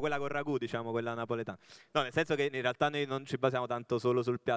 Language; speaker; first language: Italian; native; Italian